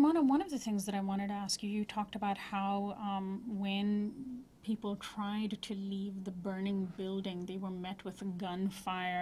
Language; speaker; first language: English; native; English